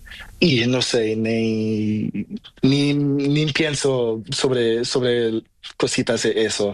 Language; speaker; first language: Spanish; non-native, learner; Portuguese